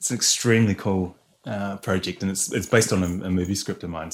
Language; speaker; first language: English; native; English